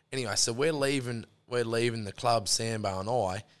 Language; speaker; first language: English; native; English